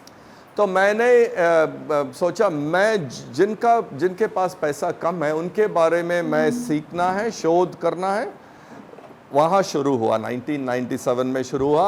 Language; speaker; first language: Hindi; non-native, local second language; Tamil